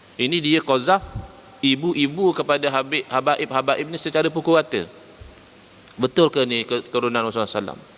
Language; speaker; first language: Malay; native; Malay